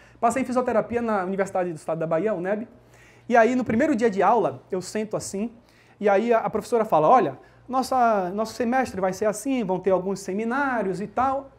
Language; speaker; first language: Portuguese; early bilingual, heritage; Portuguese